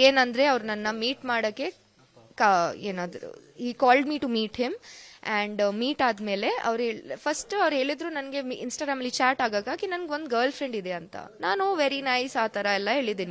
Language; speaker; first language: Kannada; non-native, local second language; Kodava